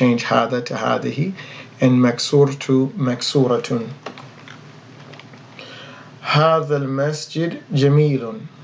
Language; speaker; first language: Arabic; non-native, fluent; English